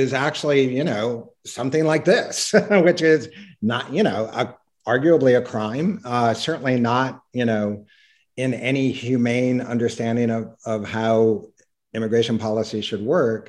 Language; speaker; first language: English; native; English